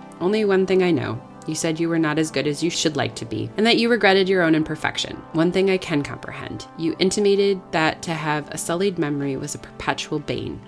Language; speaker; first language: English; native; English